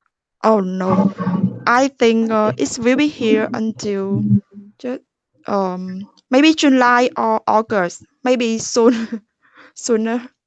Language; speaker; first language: English; non-native, learner; Vietnamese